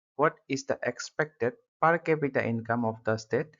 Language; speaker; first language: English; non-native, local second language; Assamese